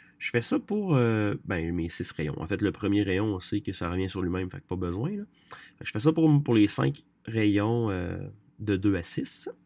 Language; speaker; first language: French; native; French